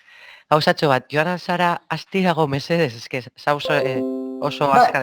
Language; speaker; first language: Basque; non-native, local second language; Spanish